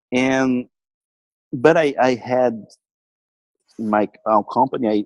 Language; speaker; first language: English; non-native, learner; Portuguese